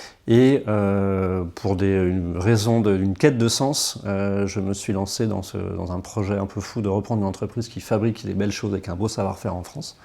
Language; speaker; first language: French; native; French